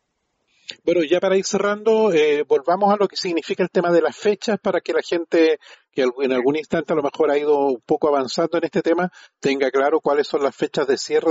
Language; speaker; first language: Spanish; native; Spanish